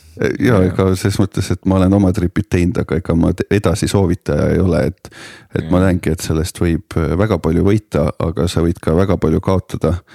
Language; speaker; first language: Estonian; native; Estonian